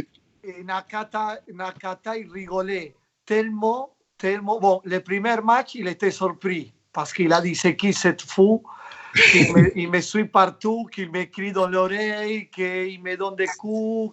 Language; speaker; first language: French; non-native, fluent; Spanish